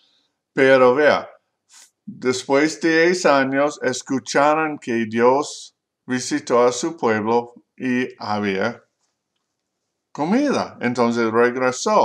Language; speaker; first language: Spanish; non-native, learner; English